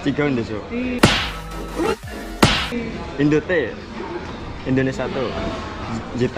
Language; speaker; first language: Japanese; non-native, learner; Indonesian